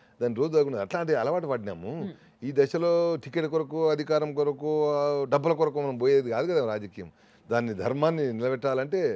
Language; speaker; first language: Telugu; native; Telugu